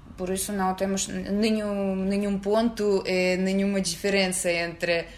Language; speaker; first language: Portuguese; non-native, fluent; Russian